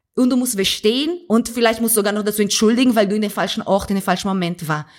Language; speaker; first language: German; non-native, fluent; Portuguese